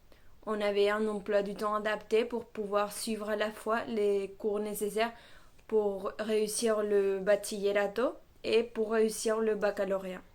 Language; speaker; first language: French; non-native, fluent; Spanish